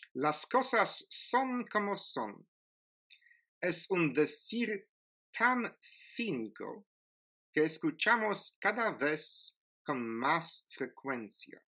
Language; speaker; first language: Spanish; non-native, fluent; Polish